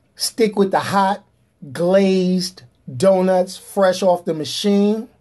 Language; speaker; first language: English; native; English